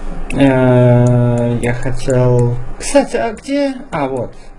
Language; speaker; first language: Russian; native; Russian